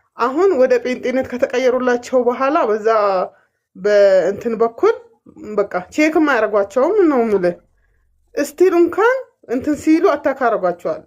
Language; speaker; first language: Amharic; non-native, local second language; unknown